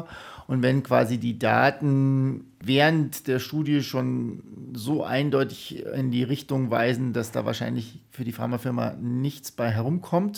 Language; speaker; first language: German; native; German